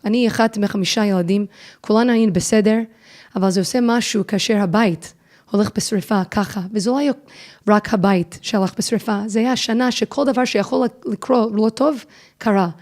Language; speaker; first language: Hebrew; non-native, fluent; English